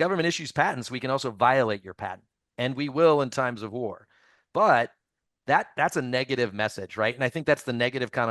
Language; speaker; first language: English; native; English